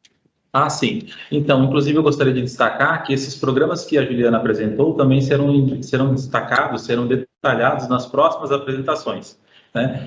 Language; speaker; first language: Portuguese; native; Portuguese